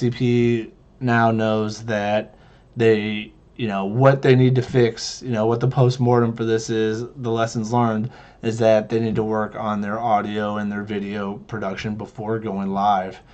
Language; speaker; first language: English; native; English